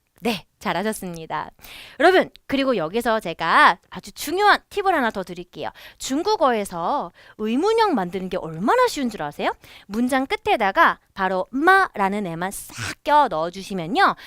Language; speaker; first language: Korean; native; Korean